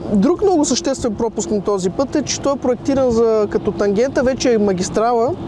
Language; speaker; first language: Bulgarian; native; Bulgarian